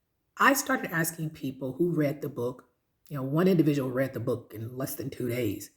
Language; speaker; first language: English; native; English